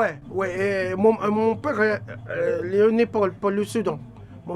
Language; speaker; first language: French; non-native, learner; Arabic